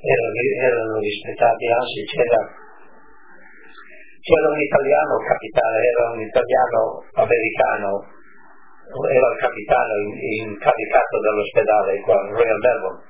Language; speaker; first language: Italian; non-native, local second language; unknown